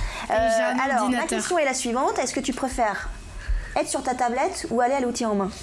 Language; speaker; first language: French; native; French